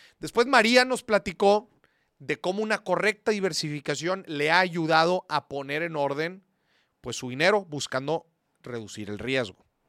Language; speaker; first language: Spanish; native; Spanish